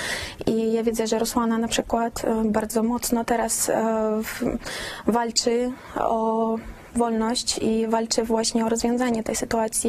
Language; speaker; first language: Polish; non-native, fluent; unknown